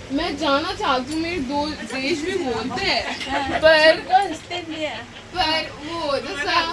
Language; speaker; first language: Hindi; early bilingual, other home language; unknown